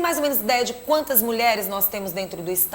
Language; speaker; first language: Portuguese; native; Portuguese